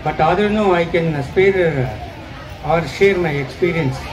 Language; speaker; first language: English; non-native, local second language; Kannada